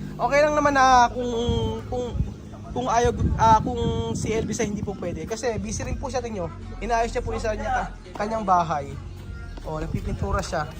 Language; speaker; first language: Filipino; native; Filipino